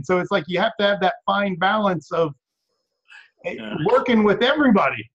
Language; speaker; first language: English; native; English